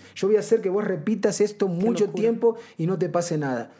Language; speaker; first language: Spanish; native; Spanish